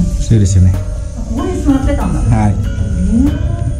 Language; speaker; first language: Japanese; non-native, fluent; Indonesian